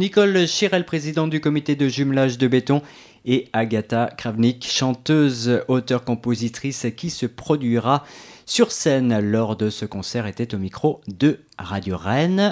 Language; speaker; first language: French; native; French